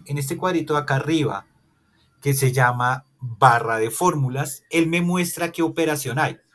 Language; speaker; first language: Spanish; native; Spanish